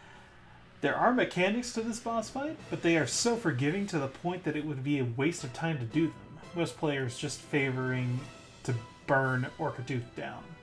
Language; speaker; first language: English; native; English